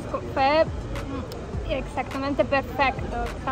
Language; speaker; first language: Spanish; non-native, learner; Ukrainian